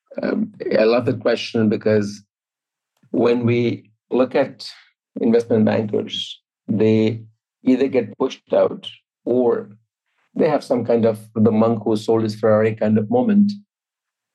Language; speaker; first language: English; non-native, local second language; Hindi